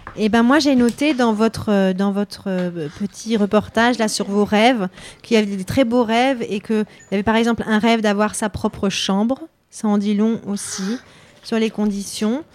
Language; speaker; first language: French; native; French